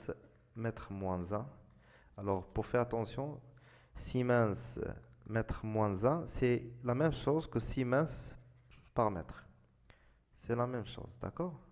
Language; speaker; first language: French; non-native, local second language; Arabic